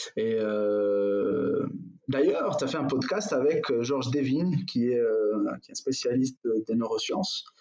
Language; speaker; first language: French; non-native, local second language; Arabic